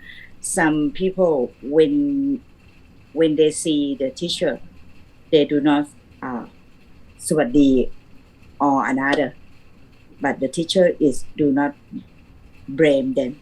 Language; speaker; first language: English; non-native, learner; Thai